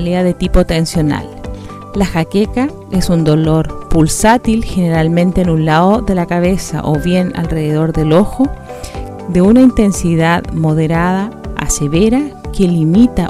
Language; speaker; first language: Spanish; native; Spanish